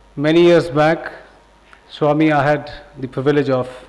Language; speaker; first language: English; non-native, local second language; Punjabi